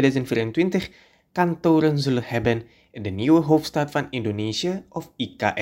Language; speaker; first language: Dutch; non-native, fluent; Indonesian